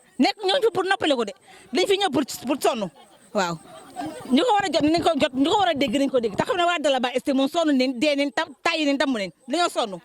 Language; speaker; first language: Wolof; native; Wolof